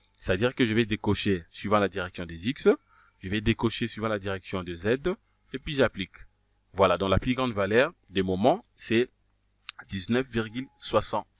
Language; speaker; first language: French; non-native, local second language; Kongo